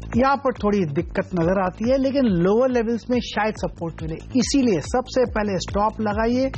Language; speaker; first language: Hindi; non-native, local second language; Gujarati